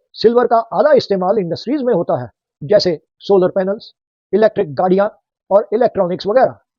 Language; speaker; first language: Hindi; native; Hindi